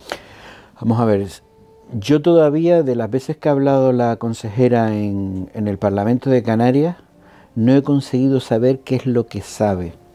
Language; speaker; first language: Spanish; native; Spanish